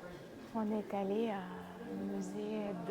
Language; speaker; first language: French; non-native, learner; Russian